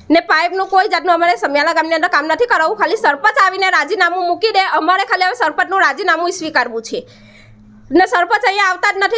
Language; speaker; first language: Gujarati; native; Gujarati